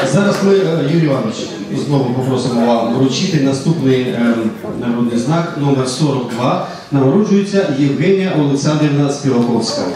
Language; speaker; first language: Ukrainian; native; Ukrainian